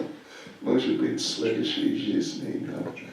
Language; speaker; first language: Russian; non-native, learner; English